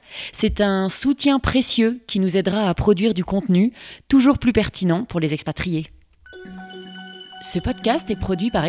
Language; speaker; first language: French; native; French